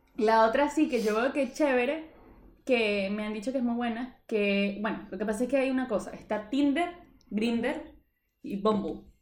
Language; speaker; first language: Spanish; native; Spanish